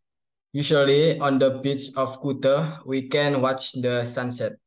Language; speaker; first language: English; non-native, learner; Indonesian